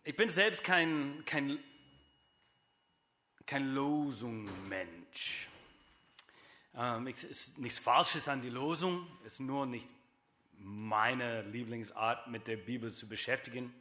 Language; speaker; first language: German; non-native, fluent; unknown